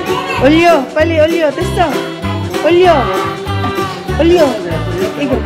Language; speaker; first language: Korean; non-native, fluent; Filipino